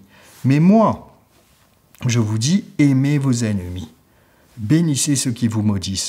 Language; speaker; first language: French; native; French